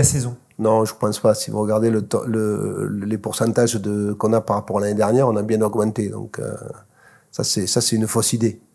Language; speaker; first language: French; native; French